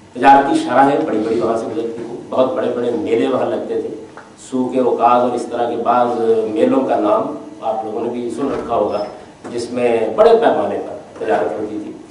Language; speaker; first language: Urdu; non-native, local second language; Punjabi